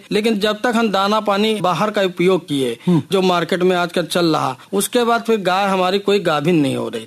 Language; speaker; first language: Hindi; native; Hindi